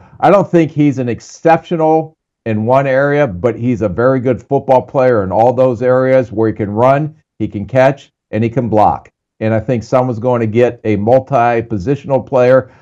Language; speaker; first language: English; native; English